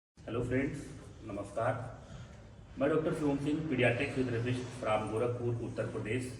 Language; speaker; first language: Hindi; native; Hindi